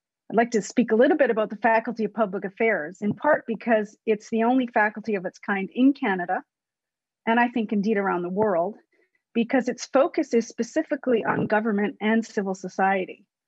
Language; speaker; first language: English; native; English